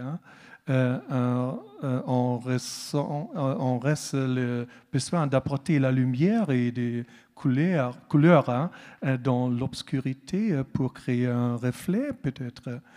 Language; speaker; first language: French; non-native, learner; German